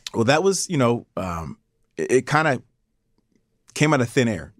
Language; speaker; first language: English; native; English